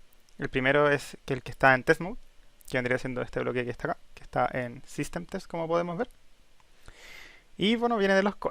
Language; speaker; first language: Spanish; native; Spanish